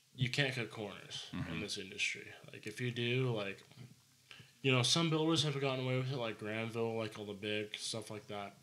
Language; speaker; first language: English; native; English